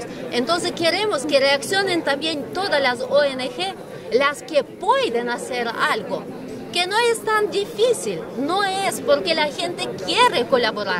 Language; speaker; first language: Spanish; non-native, fluent; Ukrainian